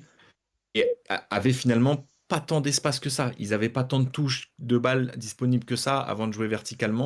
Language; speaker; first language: French; native; French